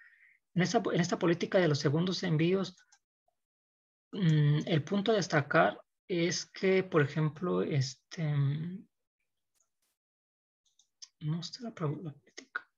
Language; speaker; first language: Spanish; native; Spanish